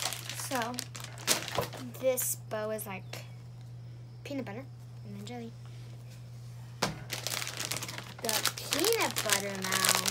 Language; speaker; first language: English; native; English